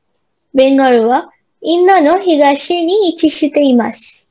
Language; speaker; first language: Japanese; non-native, learner; Bangla